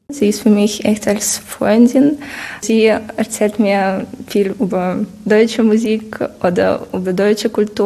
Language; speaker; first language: German; non-native, fluent; Ukrainian